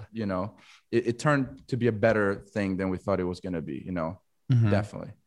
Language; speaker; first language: English; non-native, fluent; Portuguese